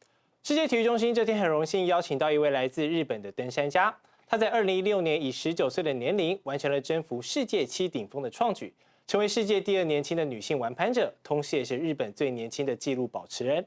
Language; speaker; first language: Chinese; native; Chinese